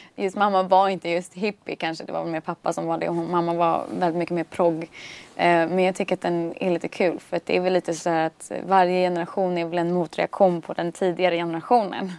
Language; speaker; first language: Swedish; native; Swedish